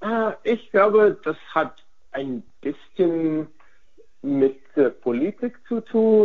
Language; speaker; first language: German; non-native, fluent; Hungarian